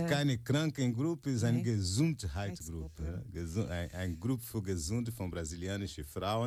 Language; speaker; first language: German; non-native, fluent; Portuguese